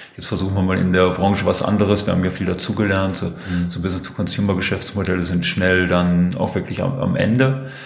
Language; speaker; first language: German; native; German